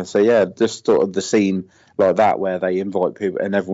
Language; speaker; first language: English; native; English